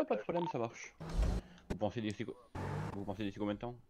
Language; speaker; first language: French; native; French